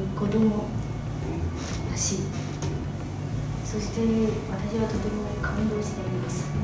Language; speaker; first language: Japanese; non-native, learner; Chinese